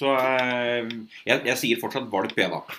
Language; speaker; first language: Norwegian; native; Norwegian